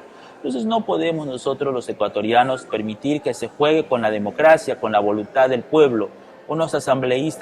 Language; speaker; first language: Spanish; native; Spanish